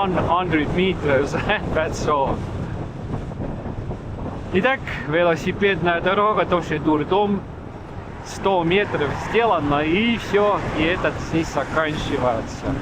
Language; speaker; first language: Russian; non-native, local second language; Estonian